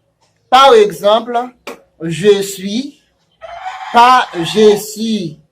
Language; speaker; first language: French; non-native, fluent; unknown